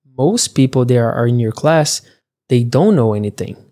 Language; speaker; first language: English; early bilingual, other home language; Portuguese